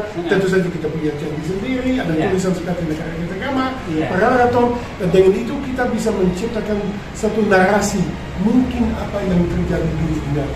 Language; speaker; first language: Indonesian; non-native, fluent; Dutch